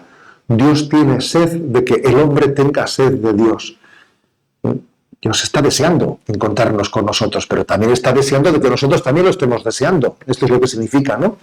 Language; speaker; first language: Spanish; native; Spanish